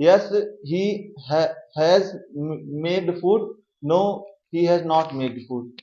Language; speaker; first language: English; non-native, learner; Hindi